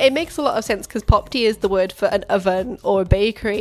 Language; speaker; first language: English; native; English